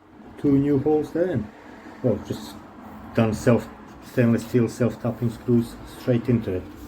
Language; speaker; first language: English; non-native, fluent; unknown